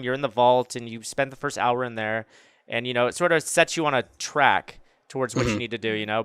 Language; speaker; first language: English; native; English